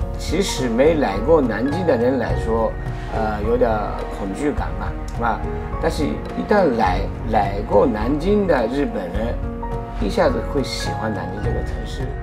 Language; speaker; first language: Chinese; non-native, fluent; Japanese